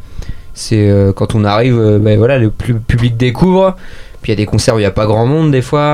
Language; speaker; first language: French; native; French